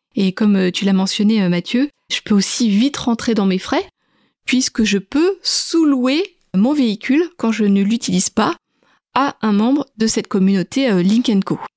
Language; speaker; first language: French; native; French